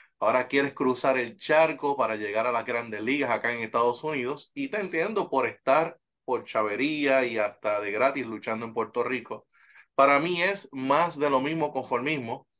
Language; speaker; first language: Spanish; native; Spanish